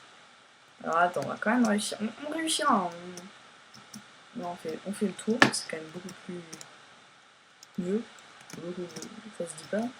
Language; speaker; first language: French; native; French